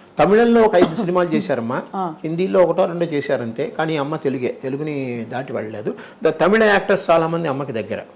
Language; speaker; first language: Telugu; native; Telugu